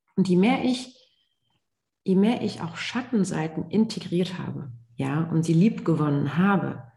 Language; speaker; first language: German; native; German